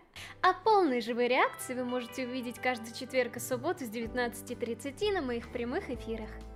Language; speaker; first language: Russian; native; Russian